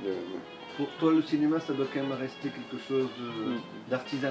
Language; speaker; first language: French; native; French